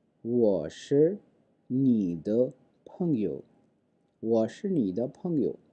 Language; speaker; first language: Chinese; non-native, fluent; Urdu